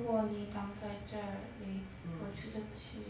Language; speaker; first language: Chinese; non-native, learner; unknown